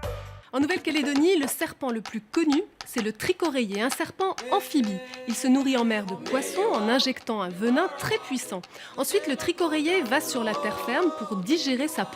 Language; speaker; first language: French; native; French